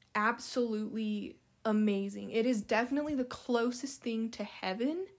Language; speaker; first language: English; native; English